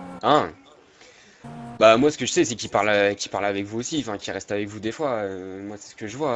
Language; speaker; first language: French; native; French